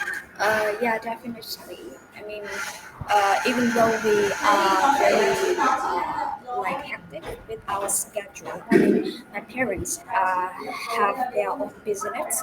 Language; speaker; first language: English; non-native, fluent; Vietnamese